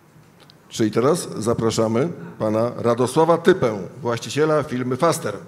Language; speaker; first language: Polish; native; Polish